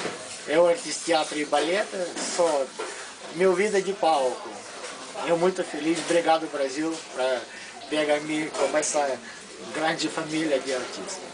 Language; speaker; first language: Portuguese; non-native, learner; Russian